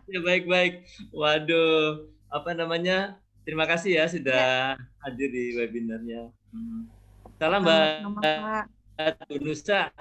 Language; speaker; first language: Indonesian; native; Indonesian